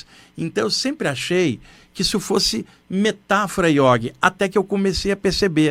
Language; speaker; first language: Portuguese; native; Portuguese